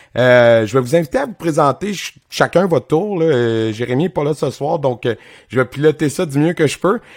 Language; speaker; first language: French; native; French